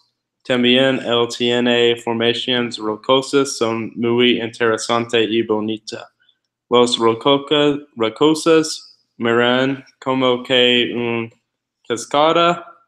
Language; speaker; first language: Spanish; non-native, learner; English